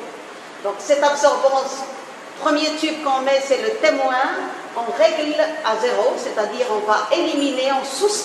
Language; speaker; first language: French; non-native, local second language; Arabic